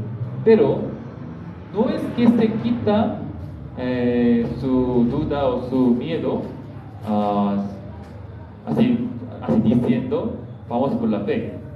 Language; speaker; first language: Spanish; non-native, learner; Korean